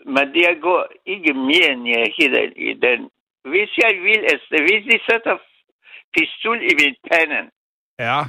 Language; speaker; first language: Danish; non-native, learner; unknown